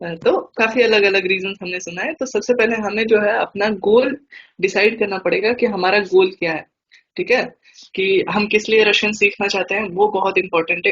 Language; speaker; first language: Hindi; native; Hindi